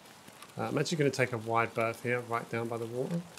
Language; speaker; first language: English; native; English